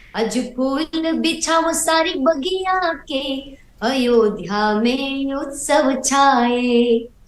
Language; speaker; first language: Hindi; non-native, local second language; Gujarati